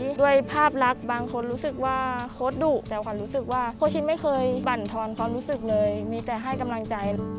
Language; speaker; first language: Thai; native; Thai